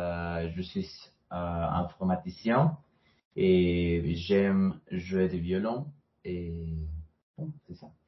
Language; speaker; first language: French; non-native, fluent; Spanish